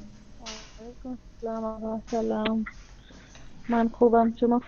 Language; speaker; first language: Persian; non-native, learner; Urdu